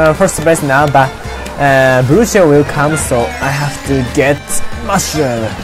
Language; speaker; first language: English; non-native, learner; Japanese